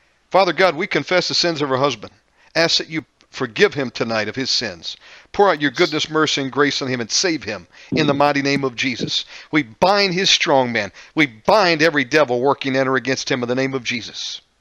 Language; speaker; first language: English; native; English